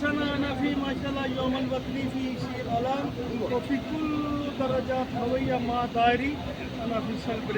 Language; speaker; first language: Arabic; non-native, learner; Urdu